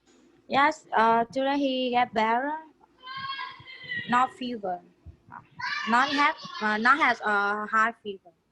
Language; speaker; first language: English; non-native, learner; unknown